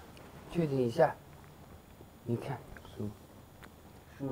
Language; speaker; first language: Chinese; non-native, local second language; Tibetan